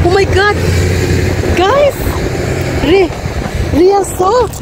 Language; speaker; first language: English; non-native, learner; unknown